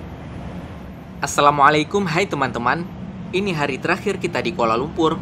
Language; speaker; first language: Indonesian; native; Indonesian